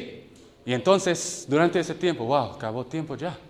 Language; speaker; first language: Spanish; non-native, learner; English